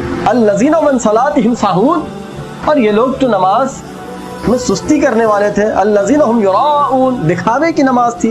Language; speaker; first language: Urdu; native; Urdu